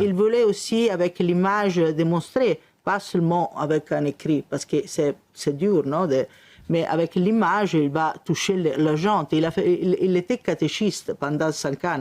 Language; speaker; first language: French; non-native, fluent; Italian